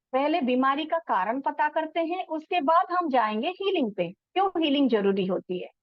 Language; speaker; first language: Hindi; non-native, local second language; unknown